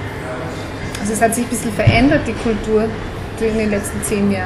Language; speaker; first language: German; native; German